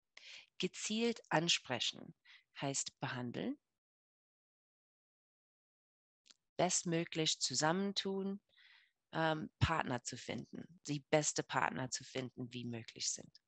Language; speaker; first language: German; non-native, fluent; English